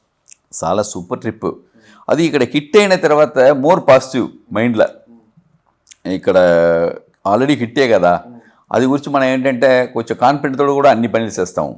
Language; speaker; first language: Telugu; non-native, learner; Tamil